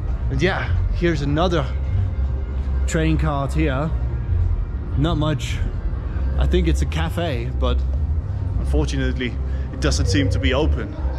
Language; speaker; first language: English; non-native, fluent; Danish